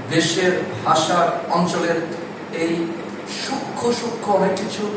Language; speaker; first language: Bangla; non-native, local second language; Chakma